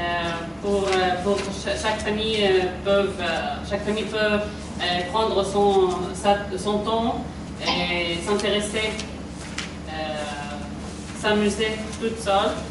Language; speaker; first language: French; non-native, learner; Arabic